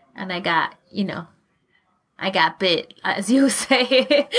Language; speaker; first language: English; non-native, fluent; Spanish